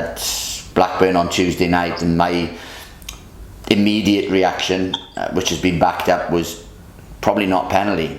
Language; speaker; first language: English; native; English